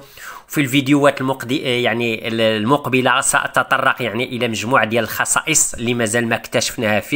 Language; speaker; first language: Arabic; native; Arabic